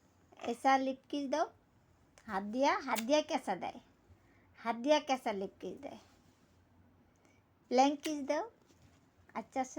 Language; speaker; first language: Hindi; non-native, local second language; Bangla